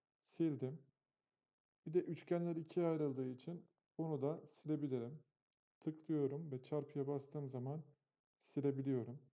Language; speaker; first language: Turkish; native; Turkish